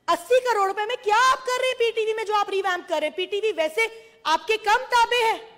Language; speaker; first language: Urdu; non-native, local second language; Sindhi